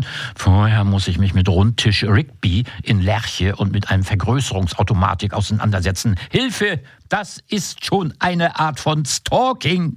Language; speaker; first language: German; native; German